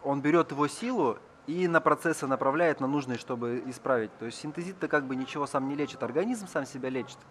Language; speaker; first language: Russian; native; Russian